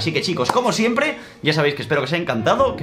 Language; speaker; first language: Spanish; native; Spanish